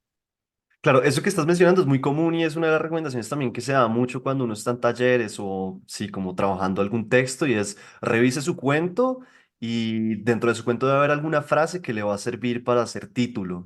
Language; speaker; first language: Spanish; native; Spanish